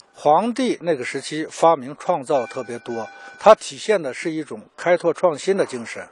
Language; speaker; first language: Chinese; native; Chinese